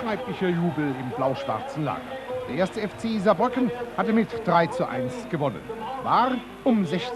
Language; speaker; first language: German; native; German